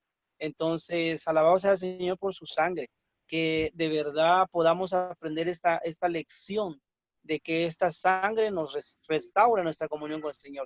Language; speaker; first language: Spanish; native; Spanish